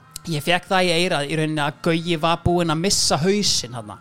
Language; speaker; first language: Icelandic; native; Icelandic